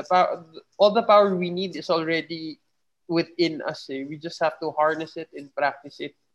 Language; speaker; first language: English; non-native, local second language; Filipino